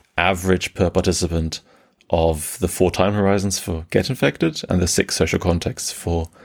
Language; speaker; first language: English; early bilingual, other home language; German